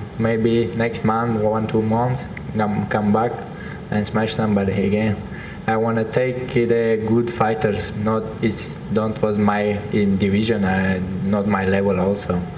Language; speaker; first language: English; non-native, learner; Chechen